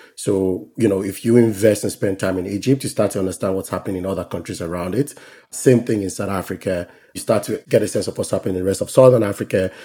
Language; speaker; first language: English; non-native, local second language; Yoruba